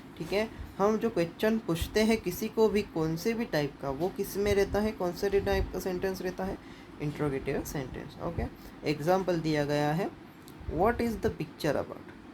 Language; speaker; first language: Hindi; non-native, local second language; Marathi